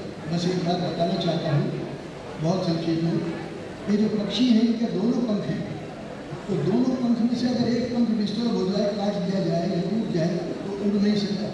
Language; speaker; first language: Hindi; native; Hindi